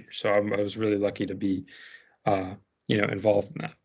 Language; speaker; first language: English; native; English